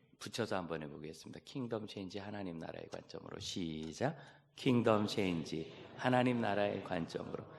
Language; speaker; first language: Korean; native; Korean